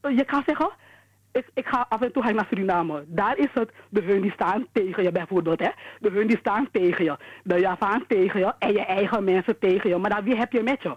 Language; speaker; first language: Dutch; native; Dutch